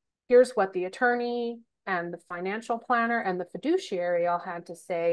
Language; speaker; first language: English; native; English